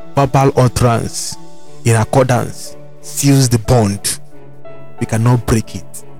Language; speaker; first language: English; non-native, local second language; Igbo